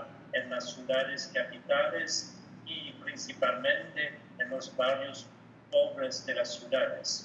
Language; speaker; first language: Spanish; non-native, fluent; French